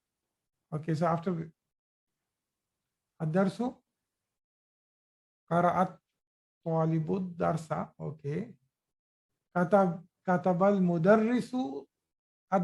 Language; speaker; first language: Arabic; non-native, fluent; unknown